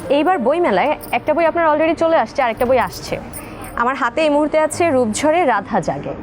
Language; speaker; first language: Bangla; native; Bangla